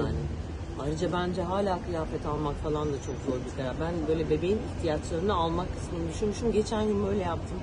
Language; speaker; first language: Turkish; native; Turkish